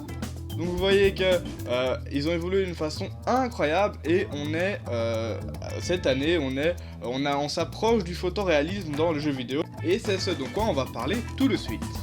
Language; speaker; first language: French; native; French